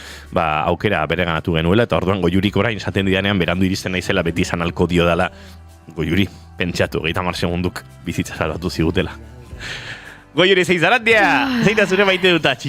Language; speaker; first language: Basque; native; Basque